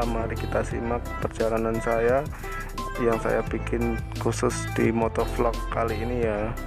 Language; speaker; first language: Indonesian; non-native, local second language; Javanese